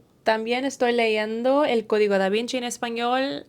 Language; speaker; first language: Spanish; early bilingual, heritage; English